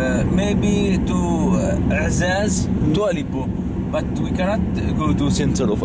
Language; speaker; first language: English; non-native, learner; Arabic